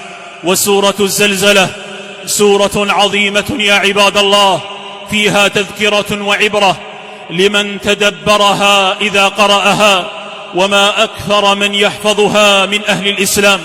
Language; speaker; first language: Arabic; native; Arabic